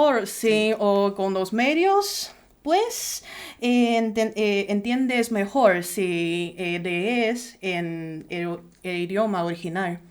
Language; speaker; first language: Spanish; non-native, learner; Chinese